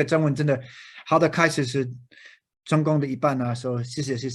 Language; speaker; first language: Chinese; non-native, fluent; English